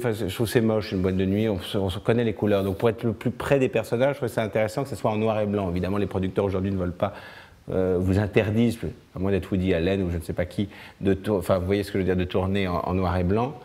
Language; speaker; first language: French; native; French